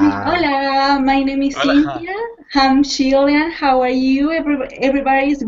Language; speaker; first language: English; non-native, learner; Spanish